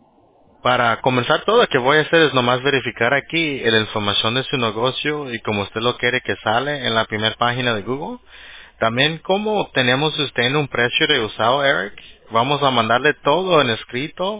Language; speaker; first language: Spanish; early bilingual, heritage; Spanish